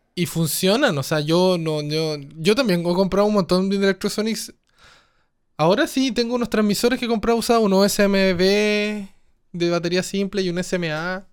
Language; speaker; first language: Spanish; native; Spanish